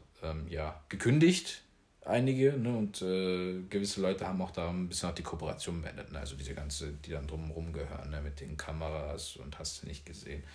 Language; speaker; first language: German; native; German